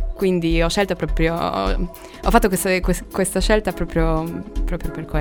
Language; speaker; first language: Italian; non-native, fluent; Polish